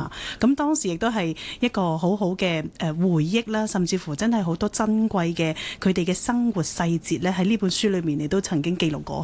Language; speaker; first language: Cantonese; native; Cantonese